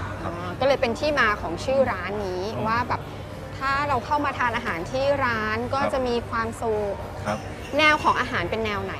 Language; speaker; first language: Thai; native; Thai